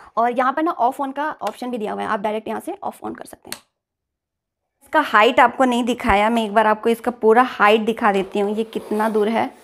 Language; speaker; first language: Hindi; native; Hindi